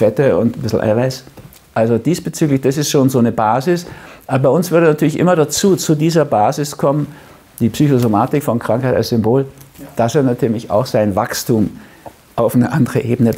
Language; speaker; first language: German; native; German